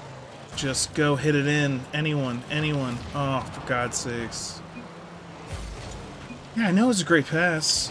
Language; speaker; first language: English; native; English